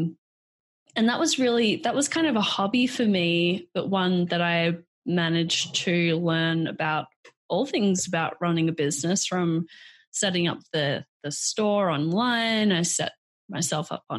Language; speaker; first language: English; native; English